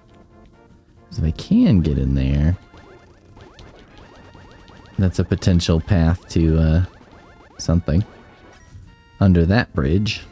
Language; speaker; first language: English; native; English